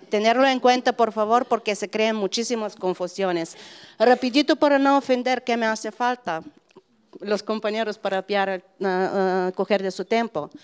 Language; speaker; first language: Spanish; non-native, fluent; Bulgarian